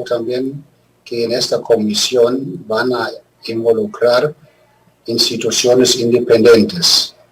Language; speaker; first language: Spanish; non-native, fluent; German